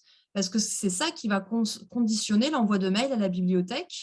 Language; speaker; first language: French; native; French